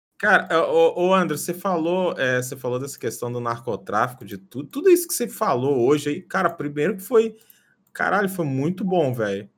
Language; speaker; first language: Portuguese; native; Portuguese